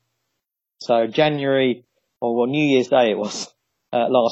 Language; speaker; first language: English; native; English